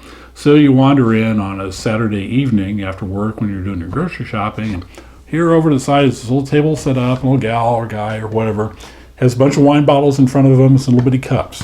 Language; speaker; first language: English; native; English